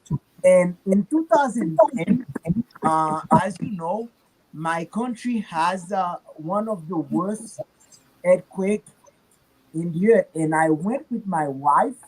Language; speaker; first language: English; non-native, learner; Haitian Creole